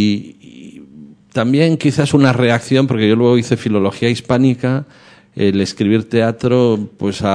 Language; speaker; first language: Spanish; native; Spanish